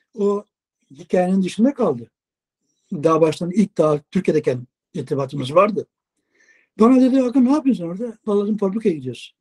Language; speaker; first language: Turkish; native; Turkish